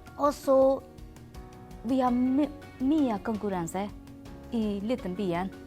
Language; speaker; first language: Norwegian; non-native, learner; Burmese